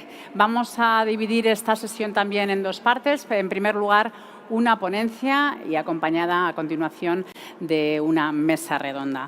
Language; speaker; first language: Spanish; native; Spanish